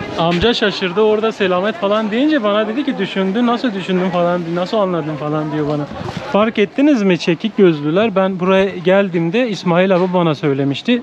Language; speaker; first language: Turkish; native; Turkish